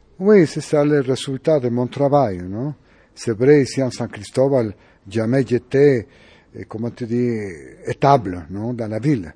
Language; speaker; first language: French; non-native, learner; Spanish